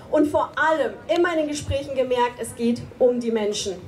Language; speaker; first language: German; native; German